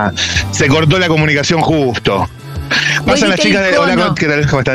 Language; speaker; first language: Spanish; native; Spanish